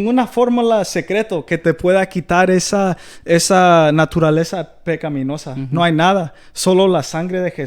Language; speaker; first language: Spanish; early bilingual, heritage; Spanish